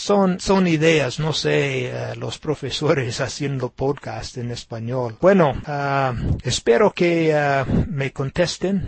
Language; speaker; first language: Spanish; non-native, fluent; English